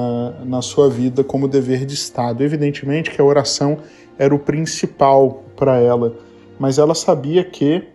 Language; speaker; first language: Portuguese; native; Portuguese